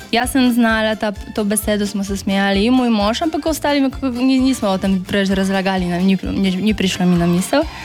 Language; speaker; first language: Slovenian; non-native, fluent; Polish